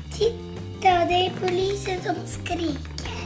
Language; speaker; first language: Swedish; early bilingual, other home language; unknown